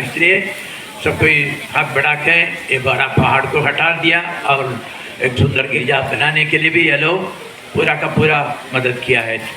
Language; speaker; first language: Hindi; non-native, local second language; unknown